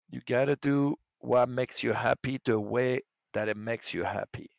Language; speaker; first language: English; non-native, fluent; French